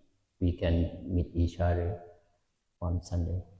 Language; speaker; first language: English; non-native, fluent; Lao